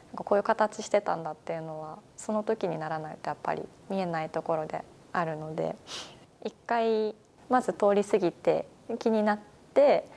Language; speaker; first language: Japanese; native; Japanese